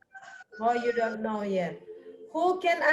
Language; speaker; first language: English; non-native, learner; Indonesian